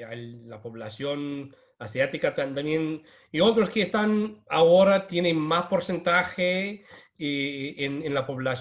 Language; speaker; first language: Spanish; non-native, fluent; English